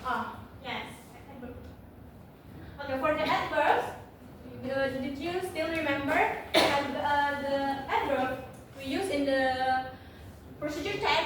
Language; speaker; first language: English; non-native, learner; Indonesian